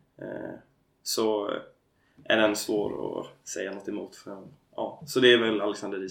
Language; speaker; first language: Swedish; native; Swedish